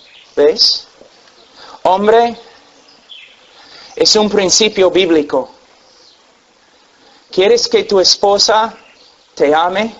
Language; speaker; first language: Spanish; non-native, fluent; English